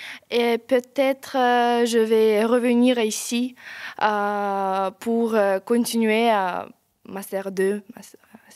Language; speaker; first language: French; non-native, learner; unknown